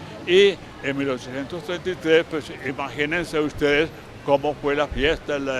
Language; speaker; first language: Spanish; native; Spanish